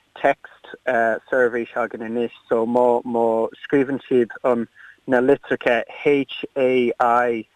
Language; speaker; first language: Irish; non-native, local second language; English